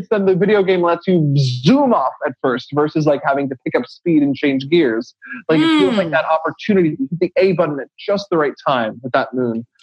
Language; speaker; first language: English; native; English